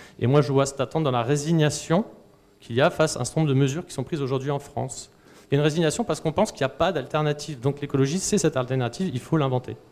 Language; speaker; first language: French; native; French